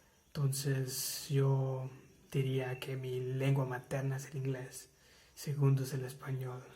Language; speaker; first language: Spanish; early bilingual, heritage; English